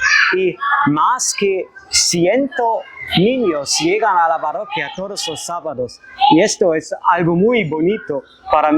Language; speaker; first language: Spanish; non-native, fluent; German